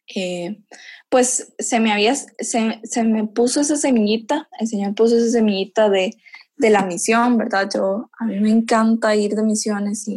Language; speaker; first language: Spanish; native; Spanish